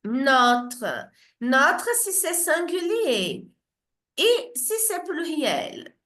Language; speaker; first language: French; non-native, fluent; Portuguese